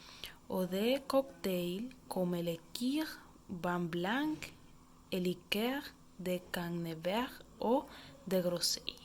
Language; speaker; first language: French; non-native, learner; Spanish